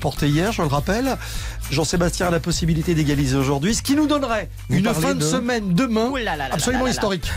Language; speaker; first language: French; native; French